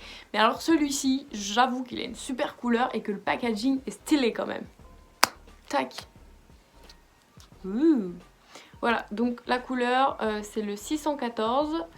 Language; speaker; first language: French; native; French